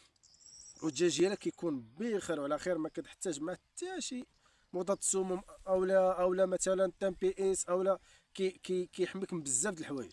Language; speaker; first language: Arabic; native; Arabic